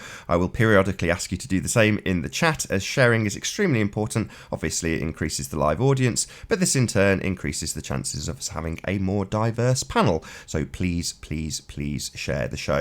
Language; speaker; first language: English; native; English